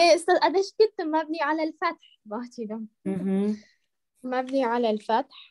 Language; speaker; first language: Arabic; non-native, learner; Uzbek